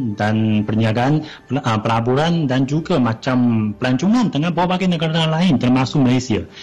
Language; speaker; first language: Malay; non-native, fluent; Chinese